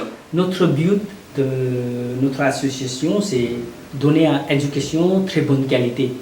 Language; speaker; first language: French; non-native, learner; Nepali